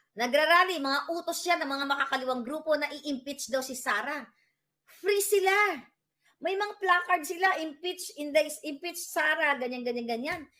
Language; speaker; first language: Filipino; non-native, local second language; Cebuano